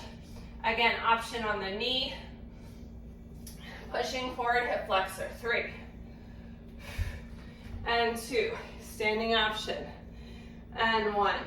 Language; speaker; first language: English; native; English